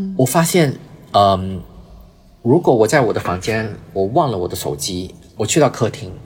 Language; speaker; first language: Chinese; early bilingual, heritage; Chinese